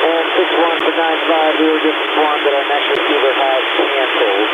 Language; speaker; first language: English; native; English